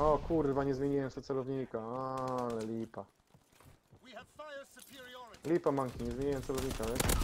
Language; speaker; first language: Polish; native; Polish